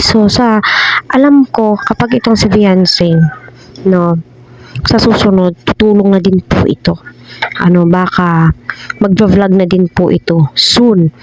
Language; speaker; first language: Filipino; native; Filipino